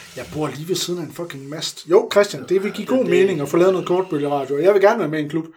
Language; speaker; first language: Danish; native; Danish